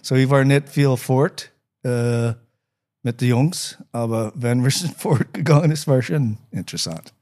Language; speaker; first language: German; non-native, learner; English